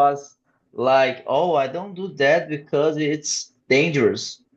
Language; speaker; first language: English; non-native, learner; Portuguese